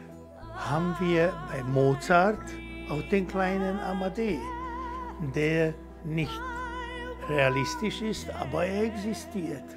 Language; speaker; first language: German; non-native, fluent; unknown